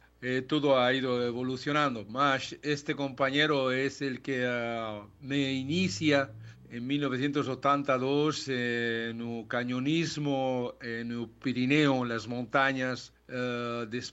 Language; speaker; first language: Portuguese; non-native, learner; Spanish